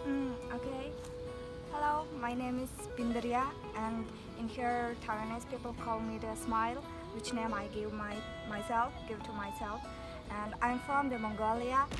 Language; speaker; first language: English; non-native, learner; Mongolian